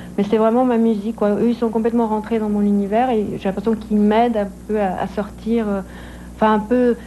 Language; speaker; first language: French; non-native, fluent; Spanish